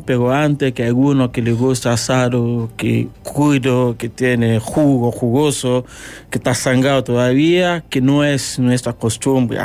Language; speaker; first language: Spanish; non-native, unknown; Yoruba